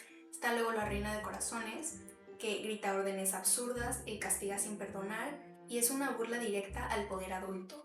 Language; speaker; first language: Spanish; native; Spanish